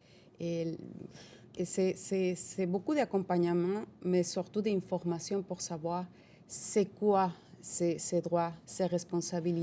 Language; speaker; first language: French; non-native, fluent; Spanish